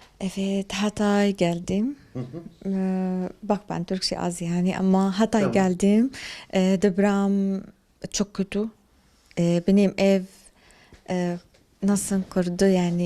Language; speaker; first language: Turkish; non-native, learner; Arabic